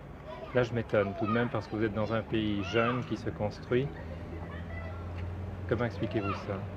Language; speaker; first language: French; native; French